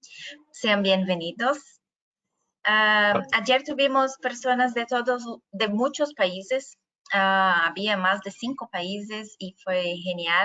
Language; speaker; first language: Spanish; non-native, fluent; Portuguese